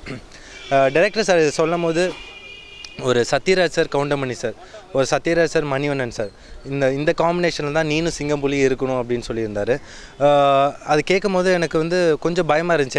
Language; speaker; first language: Tamil; native; Tamil